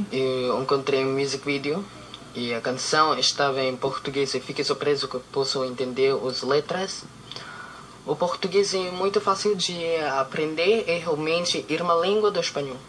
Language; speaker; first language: Portuguese; non-native, learner; Filipino